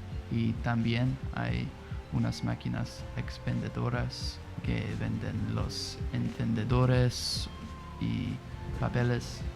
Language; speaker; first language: Spanish; non-native, learner; English